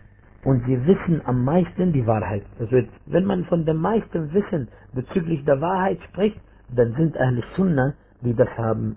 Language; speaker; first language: German; non-native, fluent; Arabic